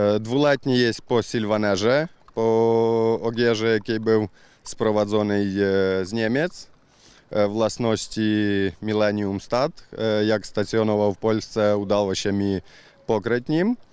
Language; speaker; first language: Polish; non-native, learner; Ukrainian